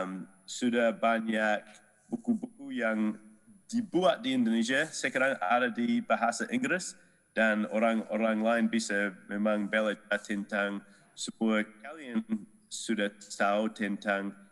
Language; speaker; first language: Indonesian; non-native, fluent; English